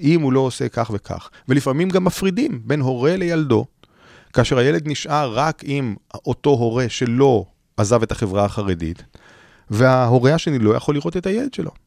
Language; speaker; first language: Hebrew; native; Hebrew